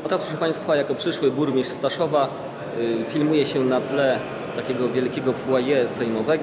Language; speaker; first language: Polish; native; Polish